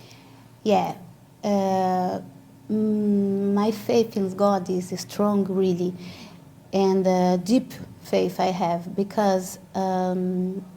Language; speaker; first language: English; non-native, learner; Portuguese